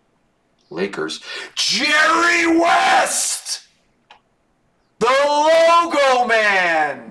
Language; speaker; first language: English; native; English